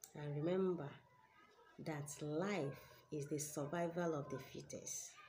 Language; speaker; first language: English; non-native, local second language; Igbo